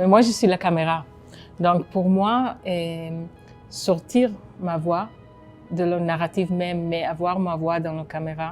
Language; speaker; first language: French; non-native, fluent; Hebrew